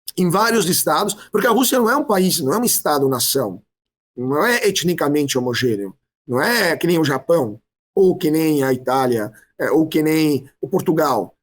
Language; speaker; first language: Portuguese; non-native, fluent; Italian